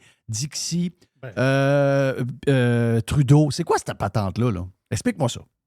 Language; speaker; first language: French; native; French